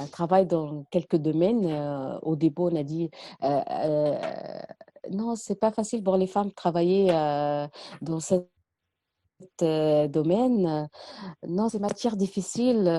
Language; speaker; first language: French; non-native, learner; Arabic